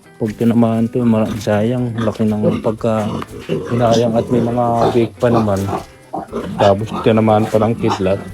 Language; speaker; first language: Filipino; non-native, local second language; Bikol